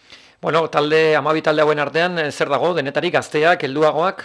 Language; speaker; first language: Basque; native; Basque